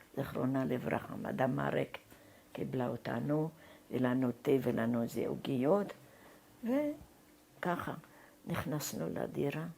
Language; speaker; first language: Hebrew; non-native, fluent; Arabic